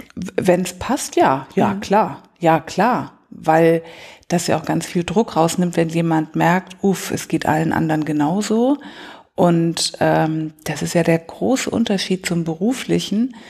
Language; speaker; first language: German; native; German